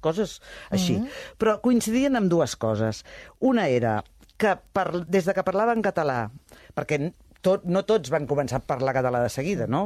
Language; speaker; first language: Catalan; native; Catalan